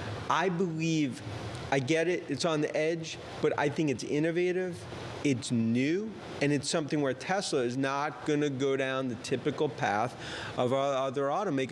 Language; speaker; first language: English; native; English